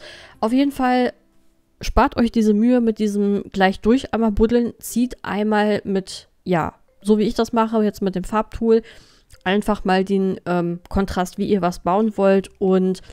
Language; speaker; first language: German; native; German